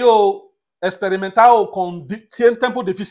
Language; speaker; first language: Spanish; non-native, learner; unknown